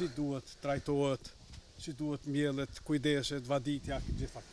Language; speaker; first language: Albanian; native; Albanian